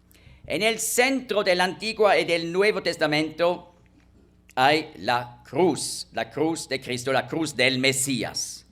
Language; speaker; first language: Spanish; non-native, fluent; German